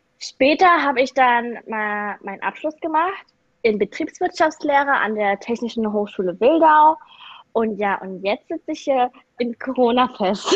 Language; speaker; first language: German; native; German